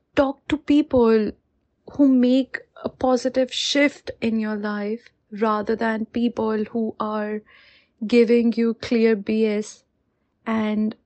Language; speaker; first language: English; non-native, local second language; Hindi